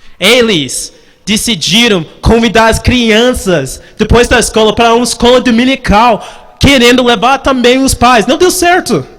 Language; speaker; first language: Portuguese; non-native, fluent; English